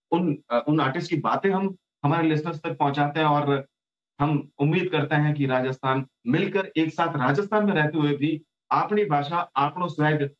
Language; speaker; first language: Hindi; native; Hindi